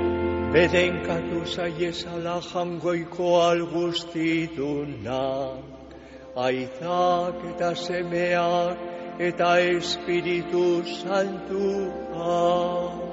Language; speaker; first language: Basque; native; Basque